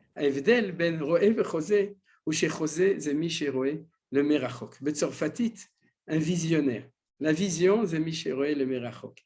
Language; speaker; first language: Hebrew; non-native, fluent; French